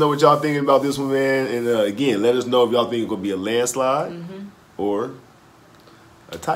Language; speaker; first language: English; native; English